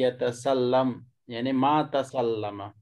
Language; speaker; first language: Arabic; non-native, fluent; Urdu